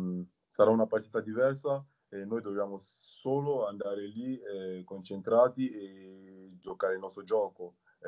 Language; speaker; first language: Italian; non-native, fluent; French